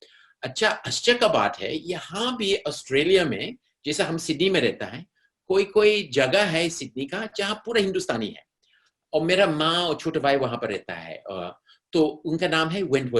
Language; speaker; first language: Hindi; non-native, fluent; English